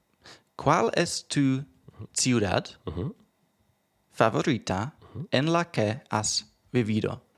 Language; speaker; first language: Spanish; non-native, learner; English